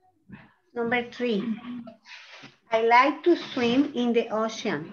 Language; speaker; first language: English; non-native, fluent; Spanish